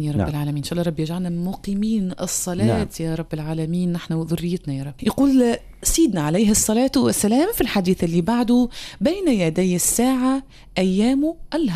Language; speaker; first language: Arabic; native; Arabic